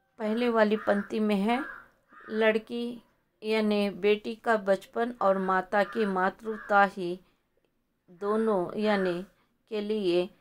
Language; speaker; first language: Hindi; non-native, local second language; Kannada